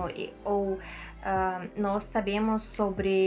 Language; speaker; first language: Portuguese; non-native, learner; Russian